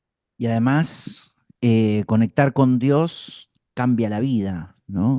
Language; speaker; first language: Spanish; native; Spanish